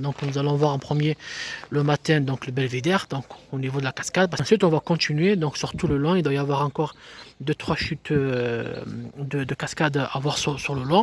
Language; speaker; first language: French; native; French